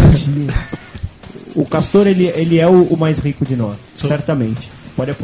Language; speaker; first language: Portuguese; native; Portuguese